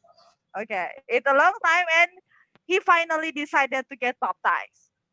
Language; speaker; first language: English; non-native, fluent; Indonesian